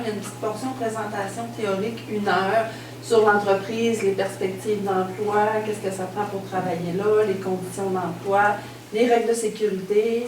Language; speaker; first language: French; native; French